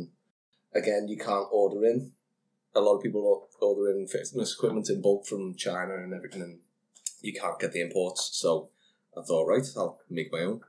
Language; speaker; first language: English; native; English